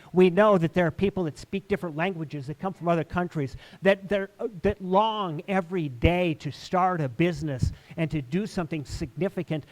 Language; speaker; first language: English; native; English